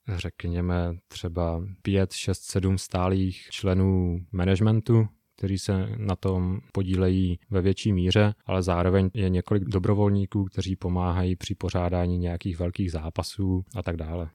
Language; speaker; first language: Czech; native; Czech